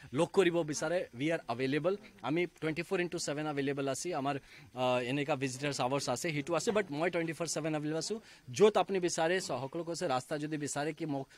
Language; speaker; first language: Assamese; non-native, fluent; Hindi